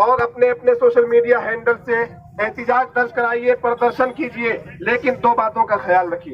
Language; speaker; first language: Hindi; native; Hindi